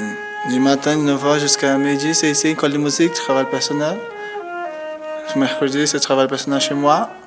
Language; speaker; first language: French; non-native, learner; Portuguese